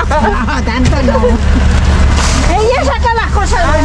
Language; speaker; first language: Spanish; native; Spanish